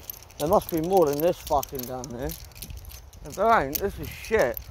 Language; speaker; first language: English; native; English